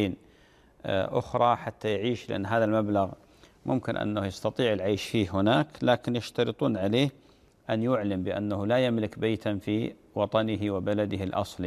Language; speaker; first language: Arabic; native; Arabic